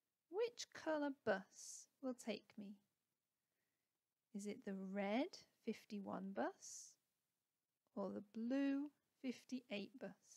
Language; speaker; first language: English; native; English